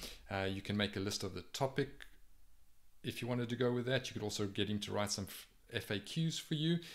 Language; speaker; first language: English; native; English